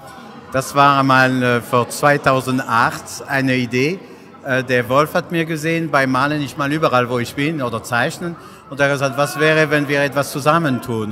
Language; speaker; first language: German; non-native, fluent; French